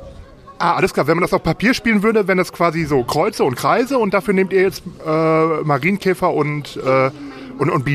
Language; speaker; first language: German; native; German